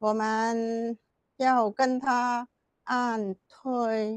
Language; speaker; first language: Chinese; non-native, local second language; Cantonese